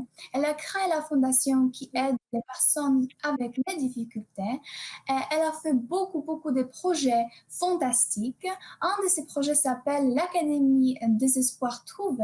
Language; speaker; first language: French; non-native, learner; Polish